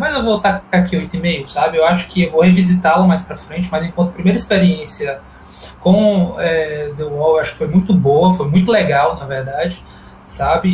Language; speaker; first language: Portuguese; native; Portuguese